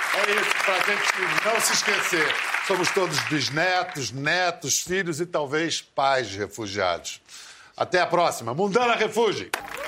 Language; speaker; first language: Portuguese; native; Portuguese